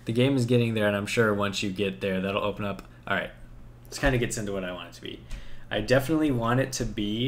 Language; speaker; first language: English; native; English